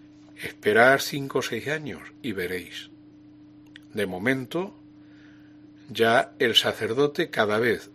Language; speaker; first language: Spanish; native; Spanish